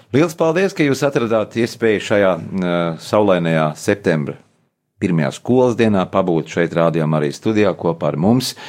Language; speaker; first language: Latvian; native; Latvian